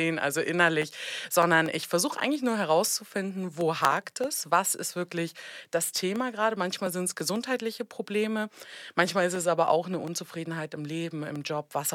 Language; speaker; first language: German; native; German